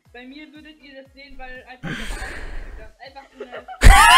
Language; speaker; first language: German; native; German